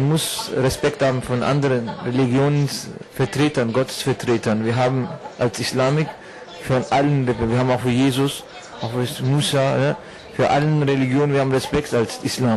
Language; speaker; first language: German; non-native, learner; Turkish